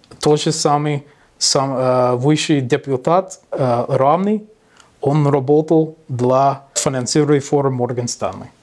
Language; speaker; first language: Russian; non-native, learner; English